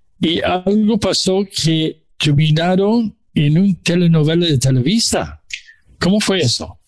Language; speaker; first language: Spanish; non-native, learner; English